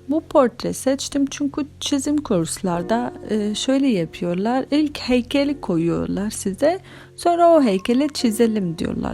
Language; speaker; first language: Turkish; non-native, fluent; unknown